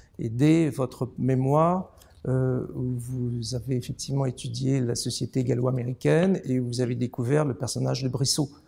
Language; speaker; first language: French; native; French